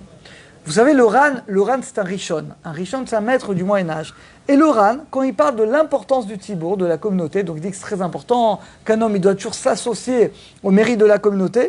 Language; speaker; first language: French; native; French